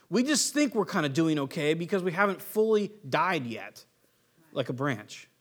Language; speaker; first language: English; native; English